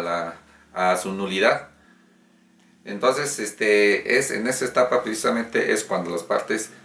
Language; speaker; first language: Spanish; native; Spanish